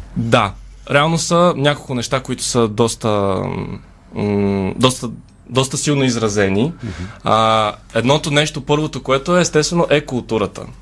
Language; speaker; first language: Bulgarian; native; Bulgarian